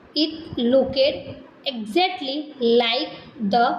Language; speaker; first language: English; non-native, local second language; Gujarati